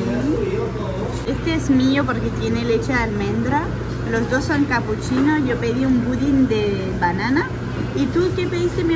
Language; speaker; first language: Spanish; non-native, fluent; French